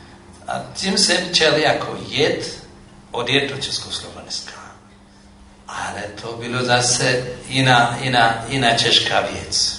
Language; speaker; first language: Czech; non-native, fluent; Amharic